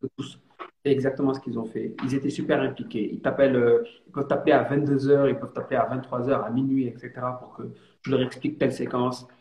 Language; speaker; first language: French; non-native, local second language; Wolof